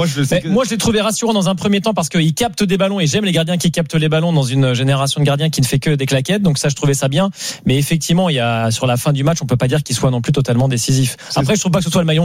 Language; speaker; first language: French; native; French